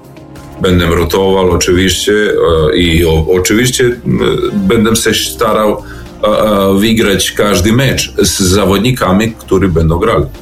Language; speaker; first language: Polish; non-native, learner; Serbian